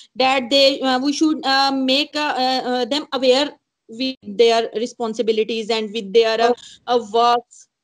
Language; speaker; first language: English; non-native, local second language; Punjabi